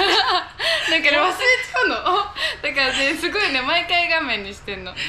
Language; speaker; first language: Japanese; native; Japanese